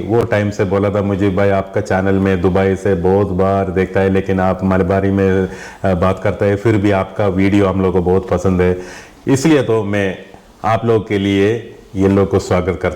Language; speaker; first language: Hindi; non-native, local second language; Malayalam